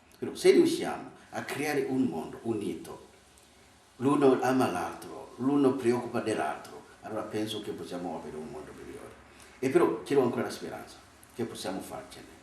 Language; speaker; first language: Italian; non-native, fluent; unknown